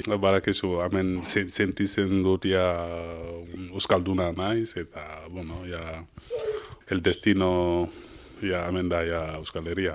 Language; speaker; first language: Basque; non-native, learner; Serer